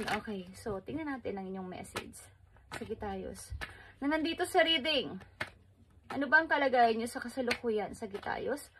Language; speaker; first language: Filipino; native; Filipino